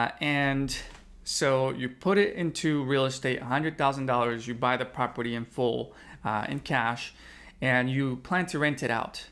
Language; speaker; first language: English; native; English